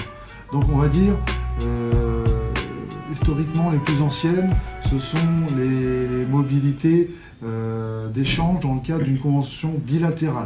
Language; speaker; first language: French; native; French